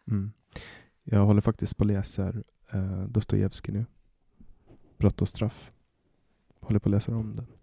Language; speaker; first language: Swedish; native; Swedish